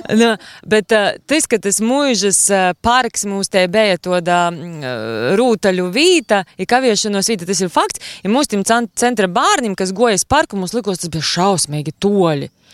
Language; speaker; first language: Latvian; native; Latvian